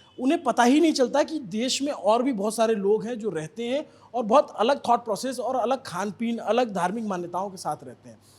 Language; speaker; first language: Hindi; native; Hindi